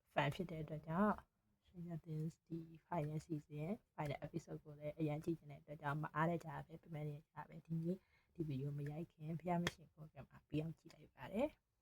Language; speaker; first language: Burmese; native; Burmese